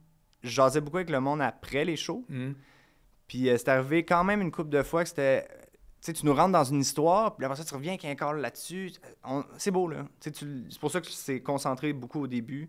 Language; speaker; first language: French; native; French